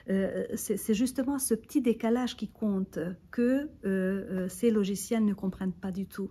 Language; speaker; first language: French; non-native, fluent; Hungarian